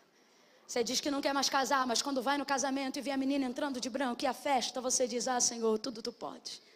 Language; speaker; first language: Portuguese; native; Portuguese